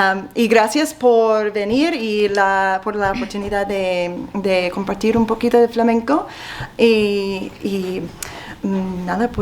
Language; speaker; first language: Spanish; non-native, fluent; English